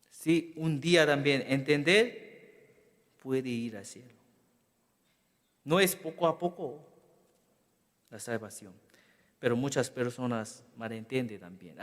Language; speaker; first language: Spanish; non-native, learner; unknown